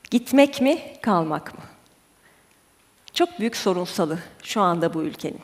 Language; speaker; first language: Turkish; native; Turkish